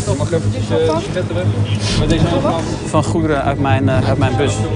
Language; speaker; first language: Dutch; native; Dutch